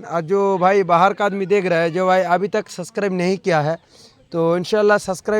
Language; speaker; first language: Hindi; non-native, local second language; Bangla